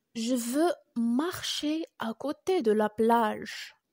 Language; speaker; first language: French; non-native, local second language; Arabic